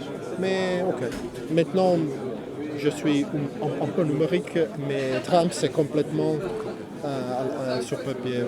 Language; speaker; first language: French; non-native, fluent; Italian